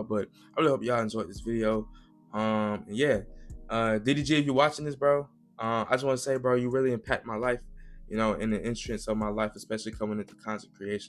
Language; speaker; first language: English; native; English